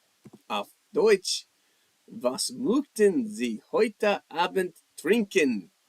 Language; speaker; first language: German; non-native, fluent; English